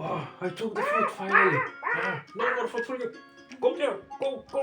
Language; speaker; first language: English; non-native, learner; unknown